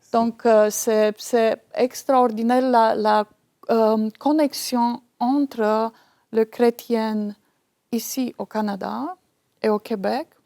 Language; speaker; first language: French; non-native, fluent; Romanian